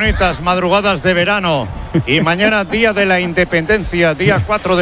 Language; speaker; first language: Spanish; native; Spanish